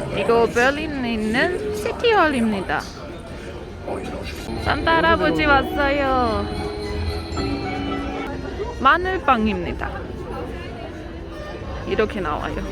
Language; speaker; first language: Korean; early bilingual, heritage; German